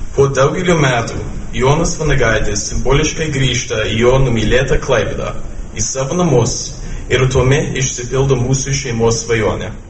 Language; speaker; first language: Lithuanian; early bilingual, heritage; Lithuanian